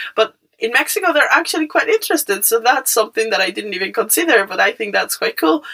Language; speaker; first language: English; non-native, fluent; Spanish